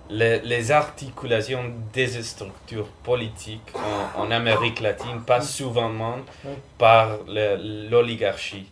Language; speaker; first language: French; non-native, fluent; Spanish